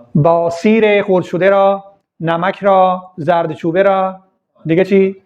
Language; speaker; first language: Persian; non-native, fluent; Urdu